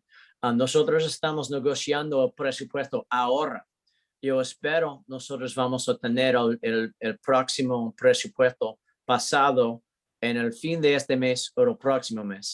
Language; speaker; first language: Spanish; non-native, learner; English